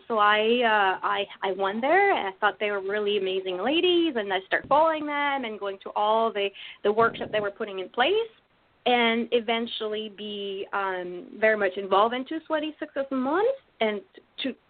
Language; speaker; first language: English; non-native, fluent; French